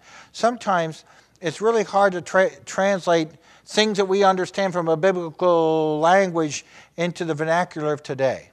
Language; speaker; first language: English; native; English